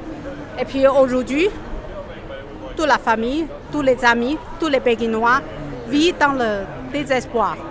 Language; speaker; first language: French; non-native, fluent; Chinese